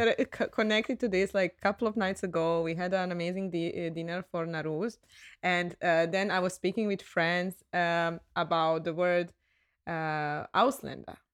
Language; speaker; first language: English; non-native, fluent; Serbian